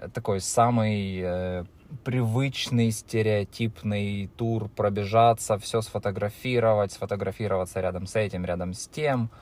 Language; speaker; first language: Russian; native; Russian